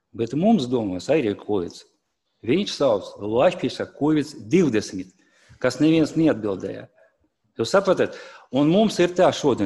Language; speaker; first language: Latvian; non-native, local second language; Russian